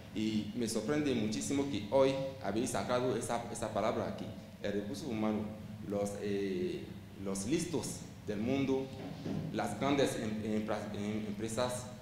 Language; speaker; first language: Spanish; non-native, fluent; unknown